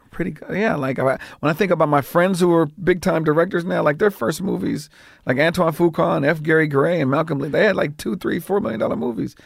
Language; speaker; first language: English; native; English